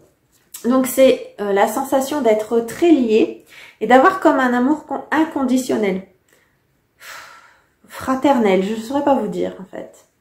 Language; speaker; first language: French; native; French